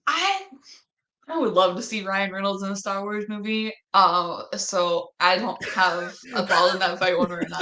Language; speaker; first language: English; native; English